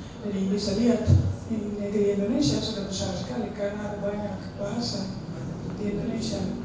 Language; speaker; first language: Indonesian; non-native, fluent; Dutch